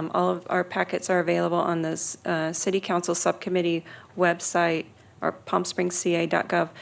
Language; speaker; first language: English; native; English